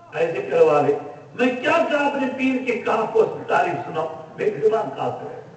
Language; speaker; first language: Urdu; non-native, local second language; Sindhi